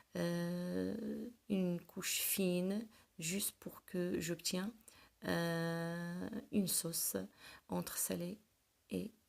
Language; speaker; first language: French; non-native, local second language; Arabic